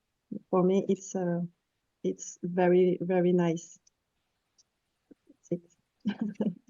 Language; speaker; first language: English; non-native, fluent; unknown